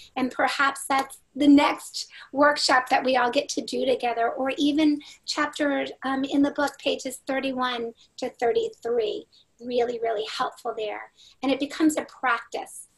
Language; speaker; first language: English; native; English